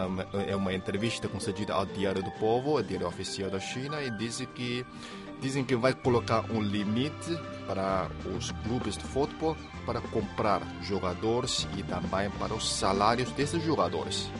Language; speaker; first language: Portuguese; non-native, fluent; Chinese